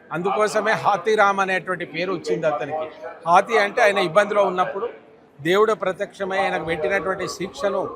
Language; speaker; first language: Telugu; non-native, local second language; Lambadi